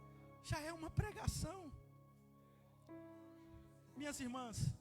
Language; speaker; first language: Portuguese; native; Portuguese